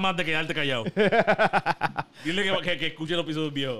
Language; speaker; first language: Spanish; early bilingual, heritage; Spanish